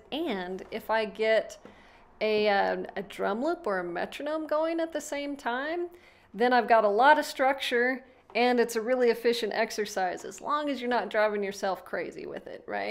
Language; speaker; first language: English; native; English